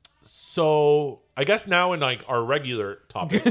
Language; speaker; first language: English; native; English